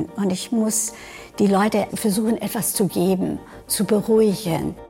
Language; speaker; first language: German; non-native, fluent; English